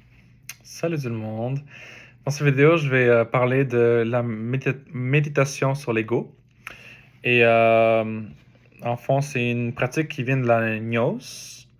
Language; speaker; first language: French; native; French